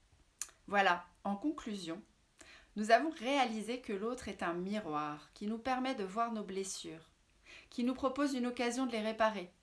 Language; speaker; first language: French; native; French